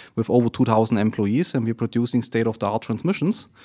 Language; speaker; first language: English; non-native, fluent; German